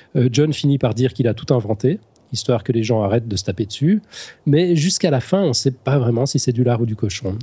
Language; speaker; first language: French; native; French